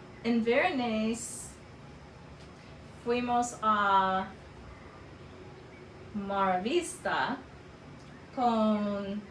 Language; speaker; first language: Spanish; non-native, learner; English